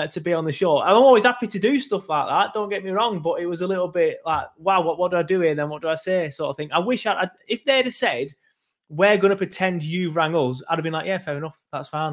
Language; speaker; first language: English; native; English